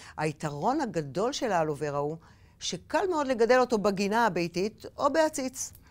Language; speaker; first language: Hebrew; native; Hebrew